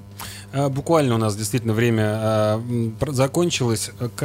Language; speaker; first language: Russian; native; Russian